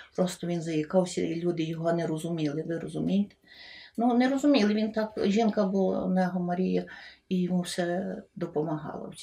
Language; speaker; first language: Ukrainian; native; Ukrainian